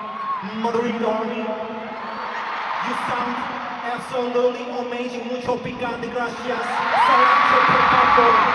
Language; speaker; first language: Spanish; non-native, learner; Korean